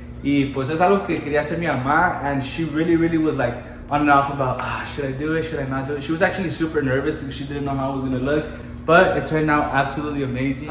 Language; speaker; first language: English; early bilingual, other home language; Spanish